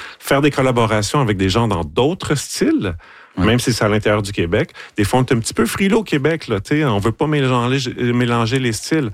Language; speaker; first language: French; native; French